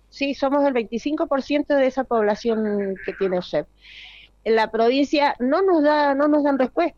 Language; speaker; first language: Spanish; native; Spanish